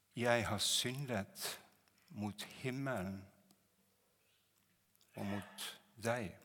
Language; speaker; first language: Norwegian; native; Norwegian